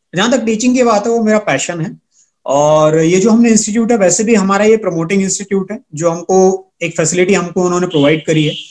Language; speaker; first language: Hindi; native; Hindi